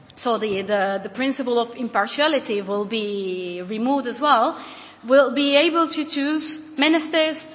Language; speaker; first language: English; non-native, fluent; Turkish